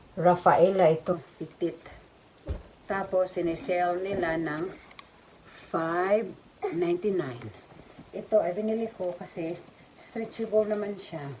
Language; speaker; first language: Filipino; non-native, local second language; Cebuano